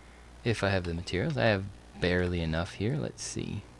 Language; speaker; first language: English; native; English